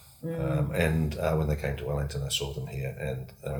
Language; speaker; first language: English; native; English